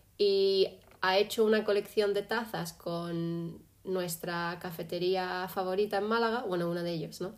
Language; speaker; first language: Spanish; early bilingual, other home language; English